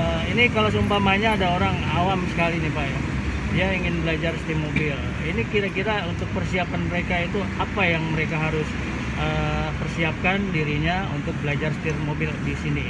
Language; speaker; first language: Indonesian; native; Indonesian